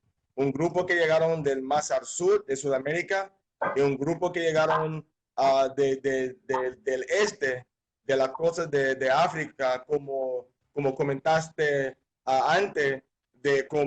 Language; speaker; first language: Spanish; non-native, fluent; English